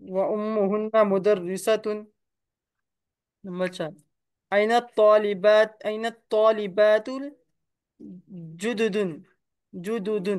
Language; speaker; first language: Arabic; non-native, learner; Urdu